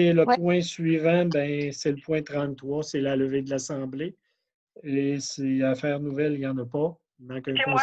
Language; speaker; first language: French; native; French